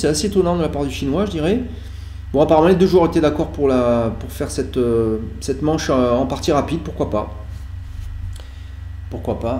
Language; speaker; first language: French; native; French